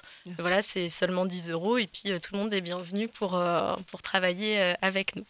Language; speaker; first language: French; native; French